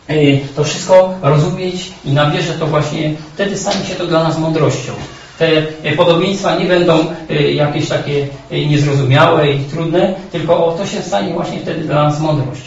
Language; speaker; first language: Polish; native; Polish